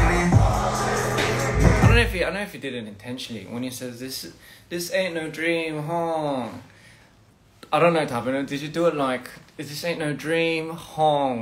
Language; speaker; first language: English; early bilingual, other home language; Korean